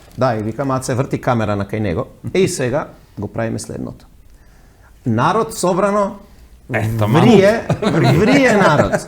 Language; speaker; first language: Macedonian; early bilingual, heritage; Macedonian